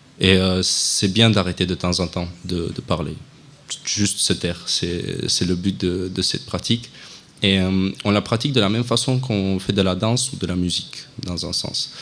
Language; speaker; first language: French; non-native, fluent; Romanian